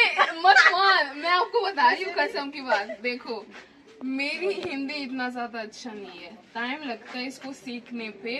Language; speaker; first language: Hindi; non-native, learner; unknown